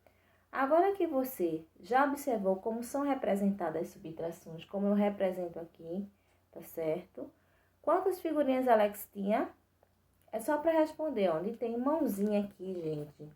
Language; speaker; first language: Portuguese; native; Portuguese